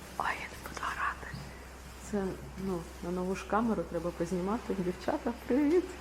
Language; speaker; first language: Ukrainian; non-native, local second language; Russian